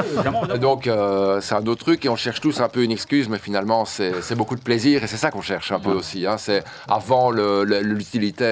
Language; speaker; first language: French; native; French